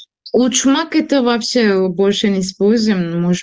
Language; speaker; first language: Russian; non-native, fluent; Turkish